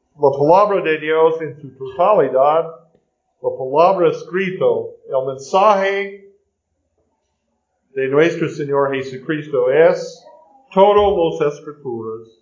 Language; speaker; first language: Spanish; non-native, learner; English